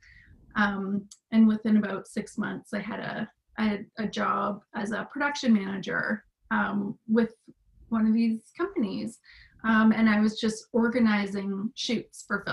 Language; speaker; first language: English; native; English